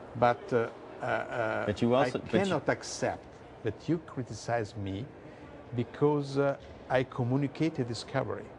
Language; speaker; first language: English; non-native, learner; Italian